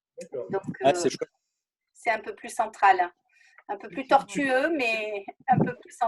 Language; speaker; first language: French; native; French